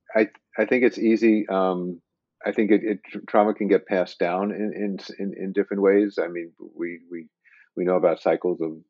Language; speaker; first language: English; native; English